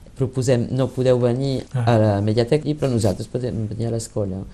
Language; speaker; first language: Catalan; early bilingual, heritage; Catalan